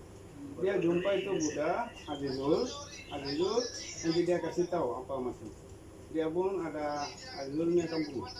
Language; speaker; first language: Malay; non-native, learner; Bangla